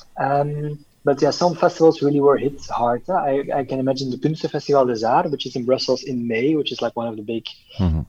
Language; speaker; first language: English; non-native, fluent; Dutch